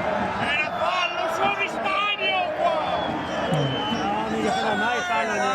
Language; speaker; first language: Italian; native; Italian